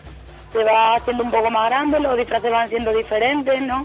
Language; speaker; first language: Spanish; native; Spanish